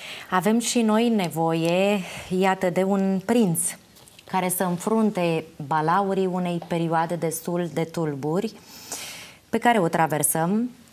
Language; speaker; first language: Romanian; native; Romanian